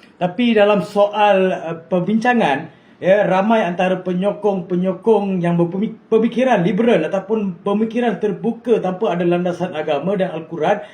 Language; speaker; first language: Malay; non-native, local second language; Tamil